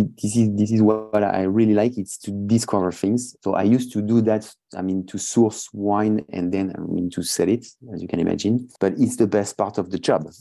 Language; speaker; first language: English; non-native, fluent; French